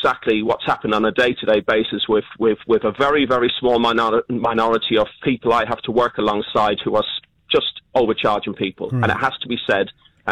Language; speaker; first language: English; native; English